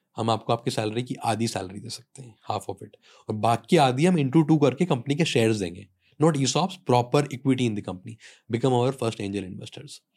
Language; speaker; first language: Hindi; native; Hindi